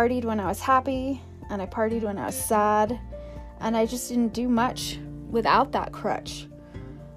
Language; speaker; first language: English; native; English